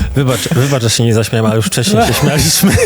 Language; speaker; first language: Polish; native; Polish